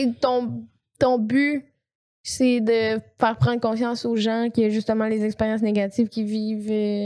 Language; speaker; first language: French; native; French